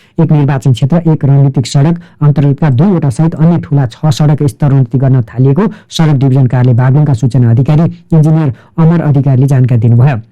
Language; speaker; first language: Nepali; native; Nepali